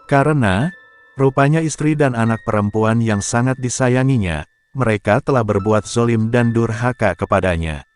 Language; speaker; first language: Indonesian; native; Indonesian